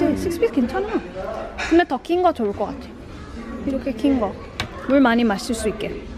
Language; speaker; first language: Korean; non-native, fluent; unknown